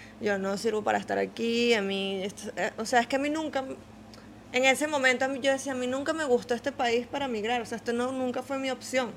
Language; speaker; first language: Spanish; native; Spanish